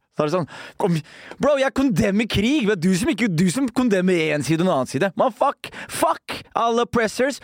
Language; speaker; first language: Norwegian; early bilingual, other home language; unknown